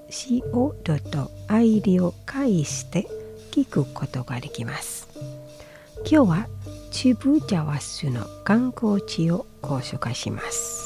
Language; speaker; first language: Japanese; non-native, fluent; Indonesian